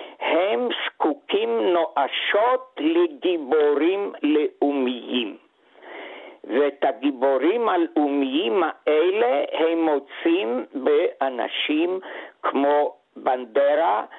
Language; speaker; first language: Hebrew; non-native, fluent; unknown